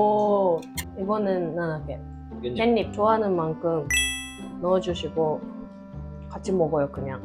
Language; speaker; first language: Korean; non-native, fluent; Japanese